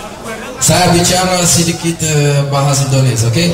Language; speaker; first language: Indonesian; non-native, learner; Portuguese